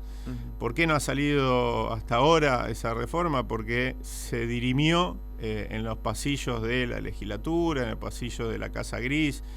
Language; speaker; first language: Spanish; native; Spanish